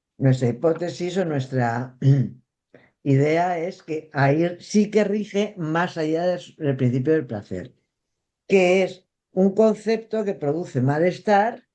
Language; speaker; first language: Spanish; native; Spanish